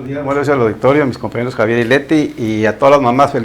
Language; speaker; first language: Spanish; native; Spanish